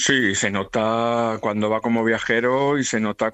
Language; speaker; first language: Spanish; native; Spanish